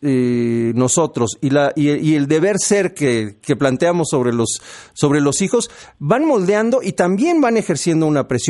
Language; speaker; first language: Spanish; native; Spanish